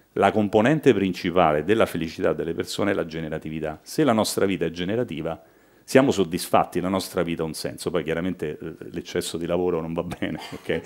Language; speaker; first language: Italian; native; Italian